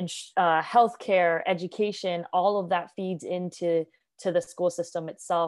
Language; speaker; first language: English; non-native, local second language; Cantonese